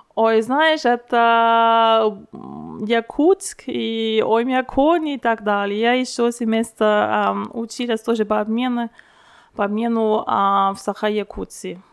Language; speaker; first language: Russian; non-native, fluent; German